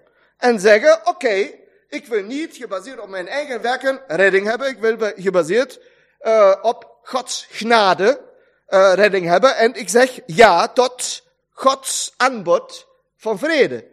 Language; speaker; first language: Dutch; non-native, fluent; German